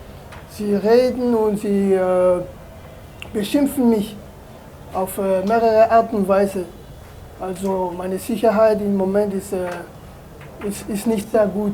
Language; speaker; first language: German; non-native, fluent; Lingala